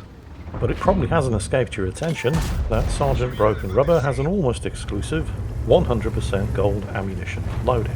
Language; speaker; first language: English; native; English